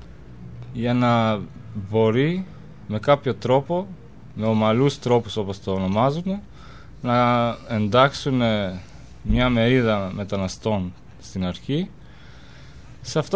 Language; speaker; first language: Greek; non-native, fluent; Albanian